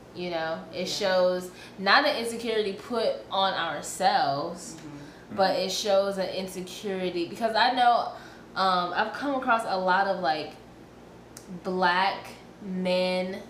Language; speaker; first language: English; native; English